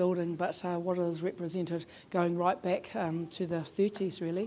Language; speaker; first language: English; native; English